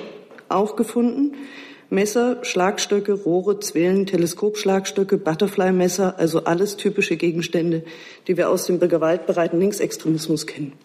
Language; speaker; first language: German; native; German